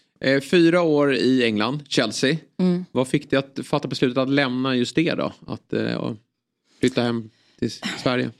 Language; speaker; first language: Swedish; native; Swedish